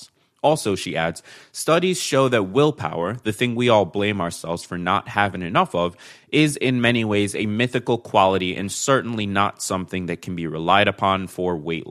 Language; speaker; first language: English; native; English